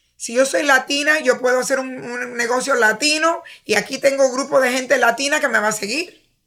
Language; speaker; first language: Spanish; early bilingual, heritage; Spanish